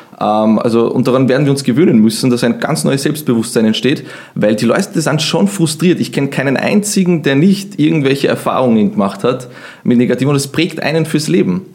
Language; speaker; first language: German; early bilingual, other home language; Bosnian